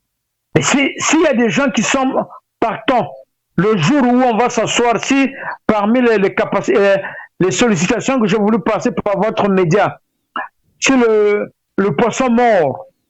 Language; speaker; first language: French; non-native, local second language; Lingala